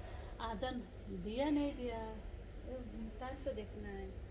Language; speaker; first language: Hindi; non-native, learner; Bangla